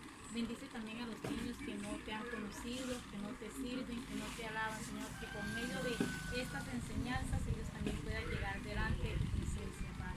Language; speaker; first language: Spanish; native; Spanish